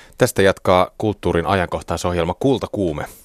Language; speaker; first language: Finnish; native; Finnish